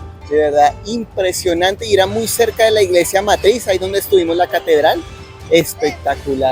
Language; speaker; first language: Spanish; native; Spanish